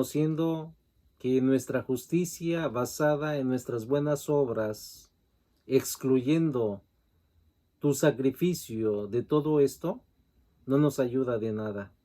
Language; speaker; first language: Spanish; native; Spanish